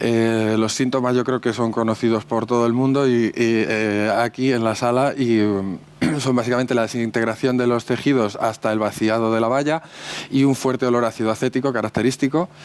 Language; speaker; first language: Spanish; native; Spanish